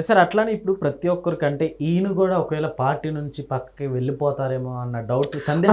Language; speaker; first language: Telugu; native; Telugu